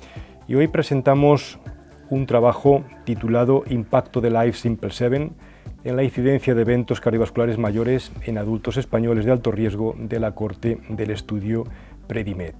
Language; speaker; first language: Spanish; native; Spanish